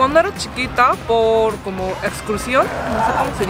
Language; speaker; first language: Spanish; non-native, learner; Korean